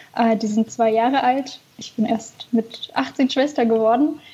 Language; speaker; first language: German; early bilingual, other home language; Russian